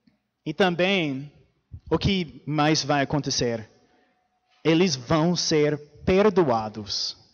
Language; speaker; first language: Portuguese; non-native, fluent; English